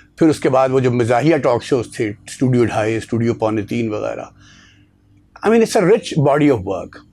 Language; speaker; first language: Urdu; native; Urdu